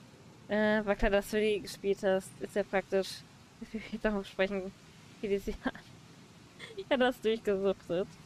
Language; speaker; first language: German; native; German